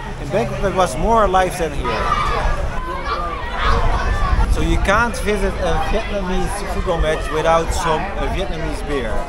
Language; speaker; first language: English; non-native, fluent; Dutch